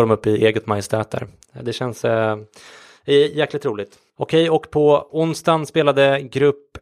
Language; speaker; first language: Swedish; native; Swedish